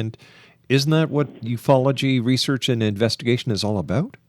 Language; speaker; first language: English; native; English